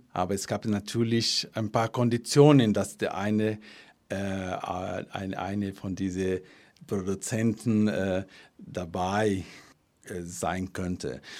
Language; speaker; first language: German; non-native, fluent; Portuguese